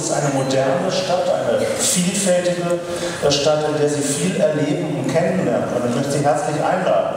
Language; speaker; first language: German; native; German